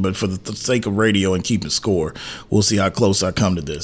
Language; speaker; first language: English; native; English